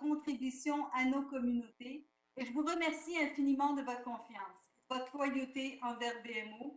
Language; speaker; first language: French; native; French